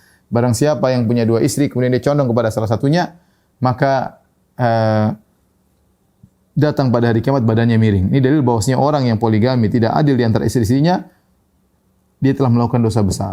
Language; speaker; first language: Indonesian; native; Indonesian